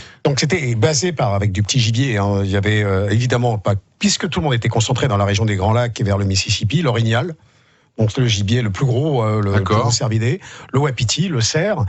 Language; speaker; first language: French; native; French